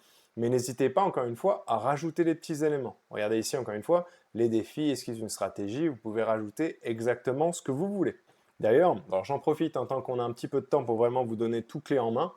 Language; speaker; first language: French; native; French